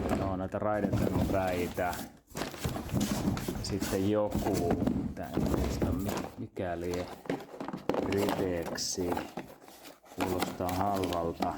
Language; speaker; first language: Finnish; native; Finnish